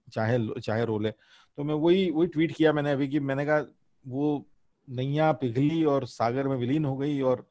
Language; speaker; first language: Hindi; native; Hindi